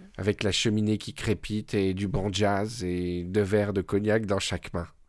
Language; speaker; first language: French; native; French